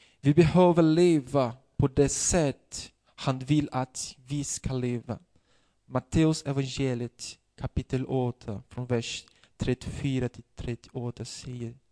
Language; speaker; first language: Swedish; non-native, fluent; Portuguese